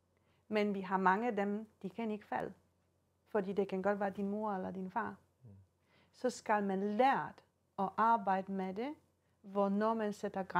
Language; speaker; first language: Danish; non-native, fluent; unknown